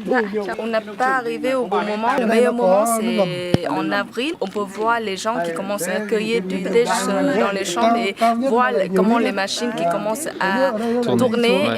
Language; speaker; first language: French; non-native, fluent; Vietnamese